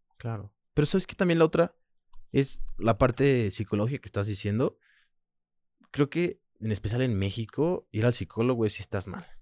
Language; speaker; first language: Spanish; early bilingual, other home language; French